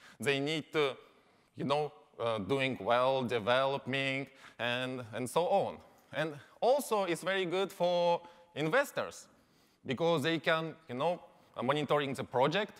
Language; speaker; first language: English; non-native, learner; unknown